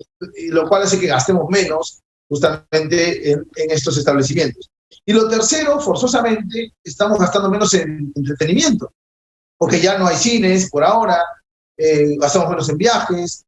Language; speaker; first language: Spanish; native; Spanish